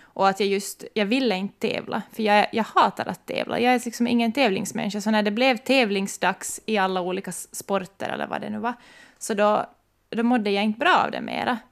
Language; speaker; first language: Swedish; native; Swedish